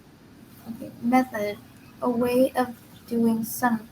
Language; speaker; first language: English; non-native, learner; Vietnamese